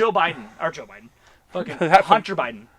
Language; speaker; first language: English; native; English